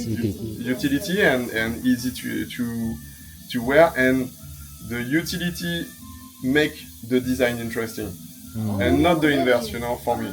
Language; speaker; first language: English; non-native, fluent; French